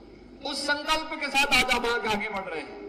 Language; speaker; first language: Hindi; native; Hindi